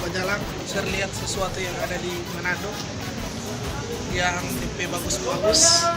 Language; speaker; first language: Indonesian; non-native, local second language; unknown